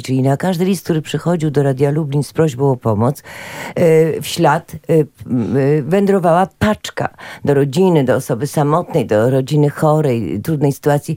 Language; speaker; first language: Polish; native; Polish